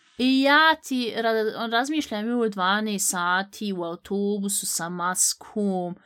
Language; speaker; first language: Bosnian; native; Bosnian